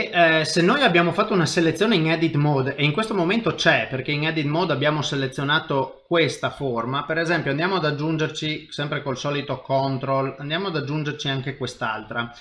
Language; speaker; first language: Italian; native; Italian